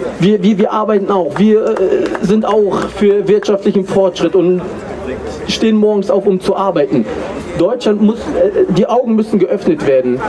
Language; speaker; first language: German; early bilingual, other home language; Kurdish